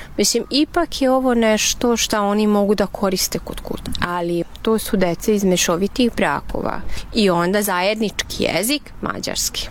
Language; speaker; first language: Serbian; non-native, local second language; Hungarian